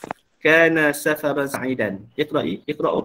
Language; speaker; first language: Arabic; non-native, fluent; Malay